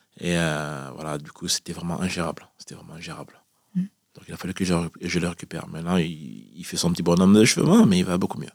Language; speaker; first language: French; early bilingual, other home language; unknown